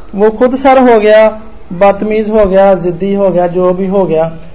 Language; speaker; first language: Urdu; non-native, local second language; Punjabi